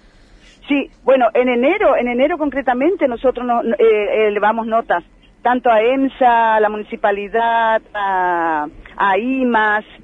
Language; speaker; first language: Spanish; native; Spanish